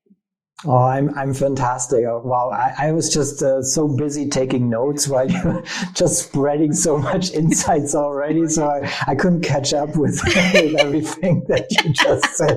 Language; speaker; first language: English; non-native, fluent; German